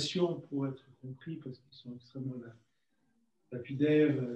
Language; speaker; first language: French; native; French